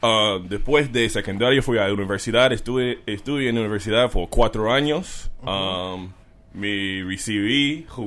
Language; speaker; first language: Spanish; non-native, learner; English